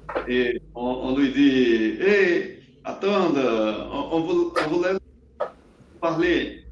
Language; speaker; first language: French; non-native, learner; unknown